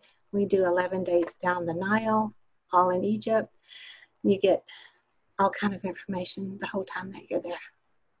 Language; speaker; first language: English; native; English